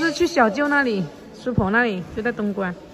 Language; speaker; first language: Chinese; native; Chinese